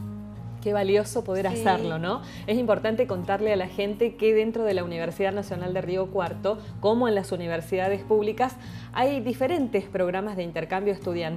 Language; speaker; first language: Spanish; native; Spanish